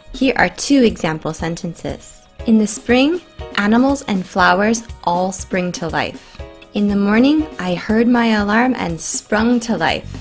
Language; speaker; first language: English; native; English